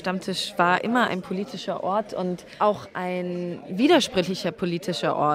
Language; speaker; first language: German; native; German